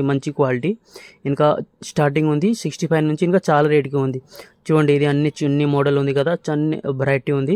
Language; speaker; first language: Telugu; non-native, local second language; Hindi